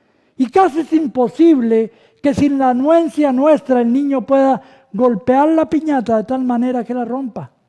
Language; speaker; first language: Spanish; native; Spanish